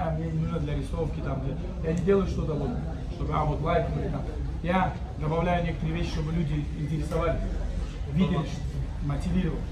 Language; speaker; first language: Russian; non-native, local second language; Uzbek